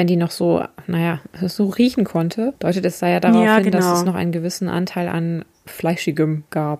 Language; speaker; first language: German; native; German